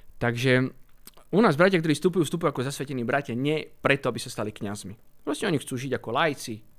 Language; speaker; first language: Slovak; native; Slovak